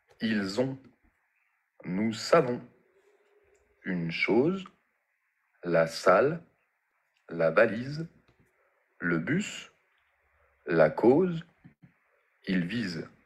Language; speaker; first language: French; non-native, learner; Spanish